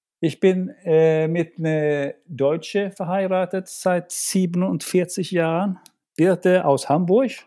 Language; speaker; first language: German; non-native, fluent; Swedish